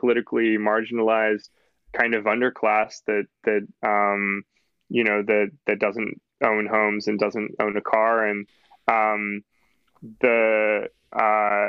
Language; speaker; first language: English; native; English